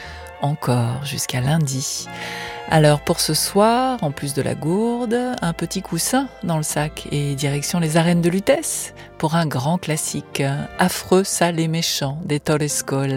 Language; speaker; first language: French; native; French